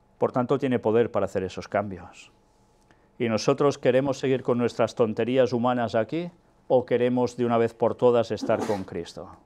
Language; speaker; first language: Spanish; non-native, local second language; Catalan